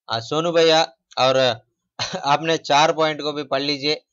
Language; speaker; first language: Hindi; non-native, local second language; Telugu